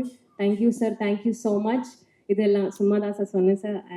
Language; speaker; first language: Tamil; non-native, learner; Malayalam